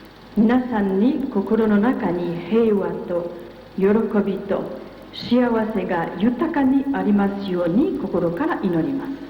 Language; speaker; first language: Japanese; non-native, fluent; French